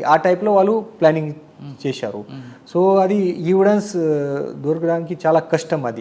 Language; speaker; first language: Telugu; non-native, learner; Marathi